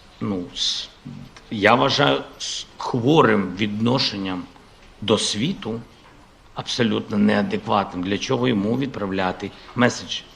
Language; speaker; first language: Ukrainian; non-native, local second language; Russian